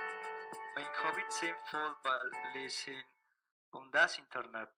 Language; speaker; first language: German; non-native, learner; Spanish